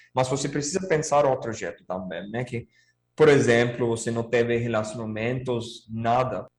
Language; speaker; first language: Portuguese; non-native, fluent; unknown